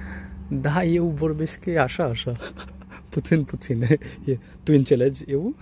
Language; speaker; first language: Romanian; non-native, learner; Bangla